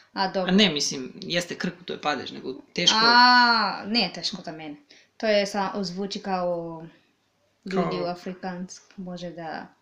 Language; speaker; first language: Serbian; native; Serbian